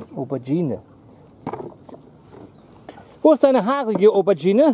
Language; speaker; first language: German; native; German